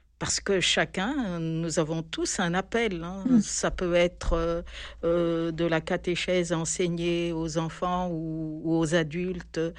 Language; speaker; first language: French; non-native, local second language; Malagasy